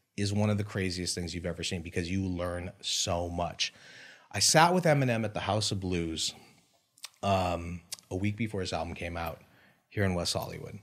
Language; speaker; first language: English; native; English